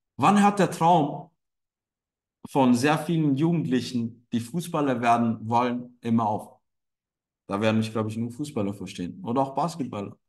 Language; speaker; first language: German; non-native, fluent; Turkish